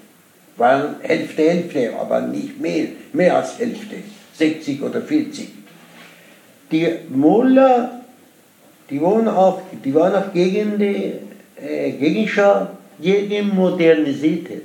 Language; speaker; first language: German; non-native, learner; Persian